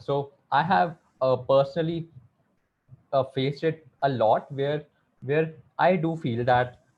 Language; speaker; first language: English; non-native, local second language; Hindi